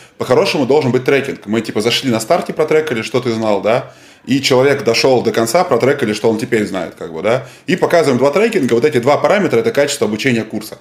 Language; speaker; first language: Russian; native; Russian